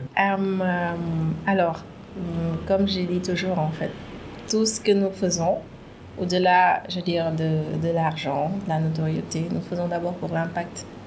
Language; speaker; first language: French; non-native, local second language; Wolof